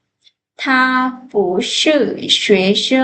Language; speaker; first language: Chinese; non-native, fluent; Lao